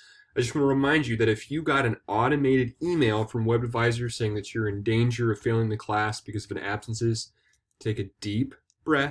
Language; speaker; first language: English; native; English